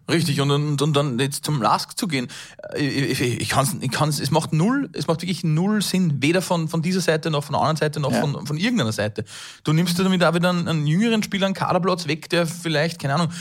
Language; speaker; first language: German; native; German